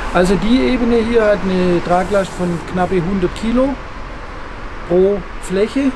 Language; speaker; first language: German; native; German